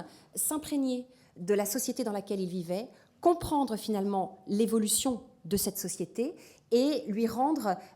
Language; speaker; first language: French; native; French